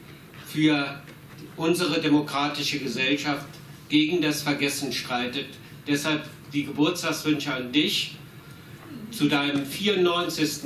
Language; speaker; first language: German; native; German